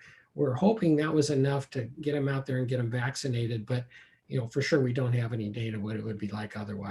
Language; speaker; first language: English; native; English